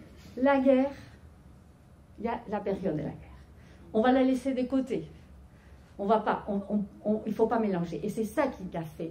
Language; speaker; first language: French; non-native, fluent; Spanish